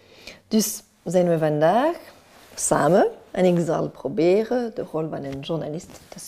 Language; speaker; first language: Dutch; non-native, local second language; French